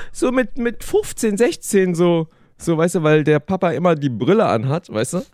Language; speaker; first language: German; early bilingual, other home language; Korean